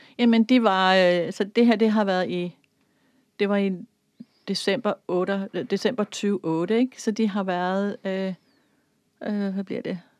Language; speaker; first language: Danish; native; Danish